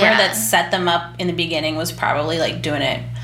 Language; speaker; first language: English; native; English